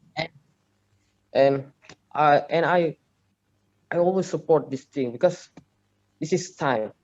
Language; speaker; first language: English; non-native, learner; Indonesian